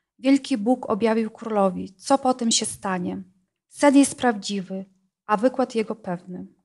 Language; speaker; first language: Polish; non-native, fluent; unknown